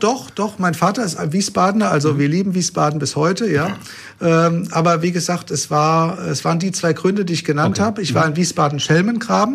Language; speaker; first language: German; native; German